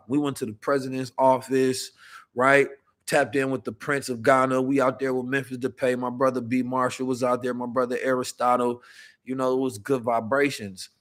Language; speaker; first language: English; native; English